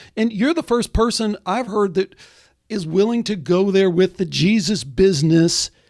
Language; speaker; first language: English; native; English